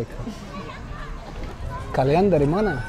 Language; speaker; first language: Indonesian; non-native, fluent; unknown